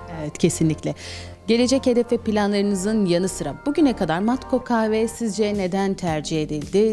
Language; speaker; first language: Turkish; native; Turkish